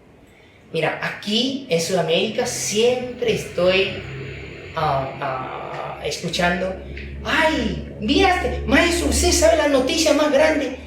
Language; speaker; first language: Spanish; non-native, fluent; Chinese